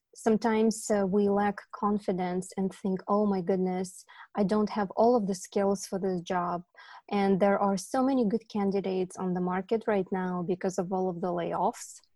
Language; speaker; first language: English; non-native, fluent; Ukrainian